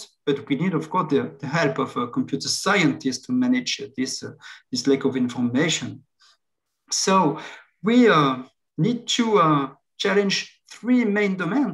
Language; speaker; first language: English; non-native, fluent; French